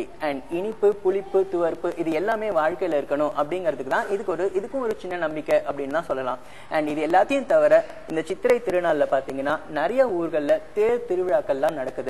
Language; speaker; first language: Tamil; native; Tamil